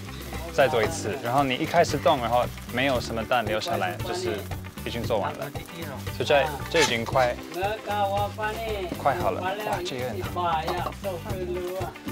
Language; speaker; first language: Chinese; early bilingual, heritage; Chinese